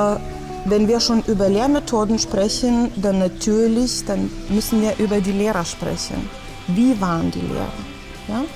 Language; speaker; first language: German; non-native, fluent; Lithuanian